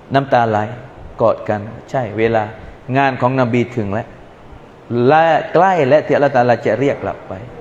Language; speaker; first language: Thai; non-native, local second language; Malay